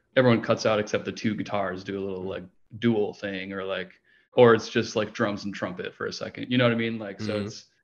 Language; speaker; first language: English; native; English